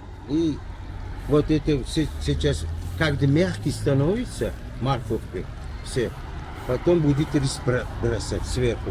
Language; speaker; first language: Russian; non-native, learner; Uzbek